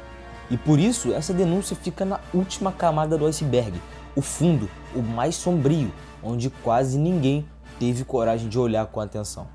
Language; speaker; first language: Portuguese; native; Portuguese